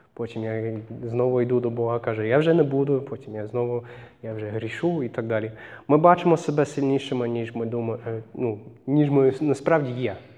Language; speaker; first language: Ukrainian; non-native, fluent; English